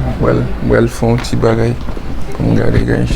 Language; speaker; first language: French; non-native, learner; Haitian Creole